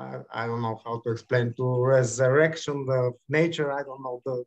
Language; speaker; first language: English; non-native, learner; Bulgarian